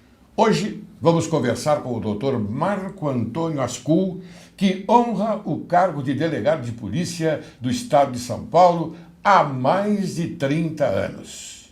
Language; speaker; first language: Portuguese; native; Portuguese